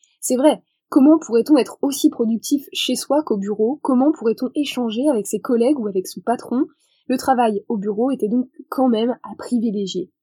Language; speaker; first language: French; native; French